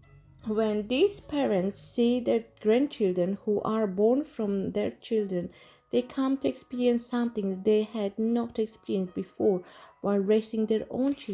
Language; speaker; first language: English; non-native, fluent; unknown